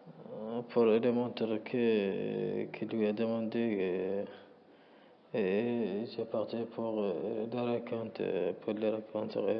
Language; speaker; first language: French; non-native, learner; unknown